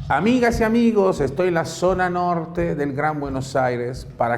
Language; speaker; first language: Spanish; native; Spanish